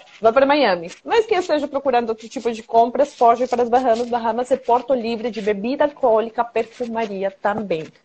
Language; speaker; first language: Portuguese; non-native, fluent; Spanish